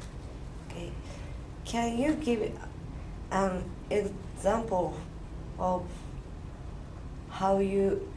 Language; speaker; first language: English; non-native, learner; Japanese